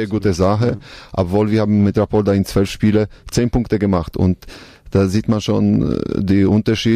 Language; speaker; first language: German; non-native, learner; Polish